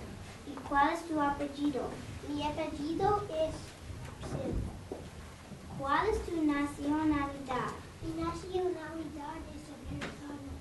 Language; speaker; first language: Spanish; non-native, learner; English